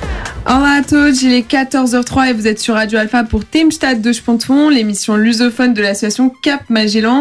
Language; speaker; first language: French; native; French